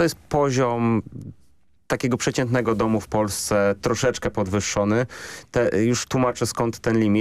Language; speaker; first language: Polish; native; Polish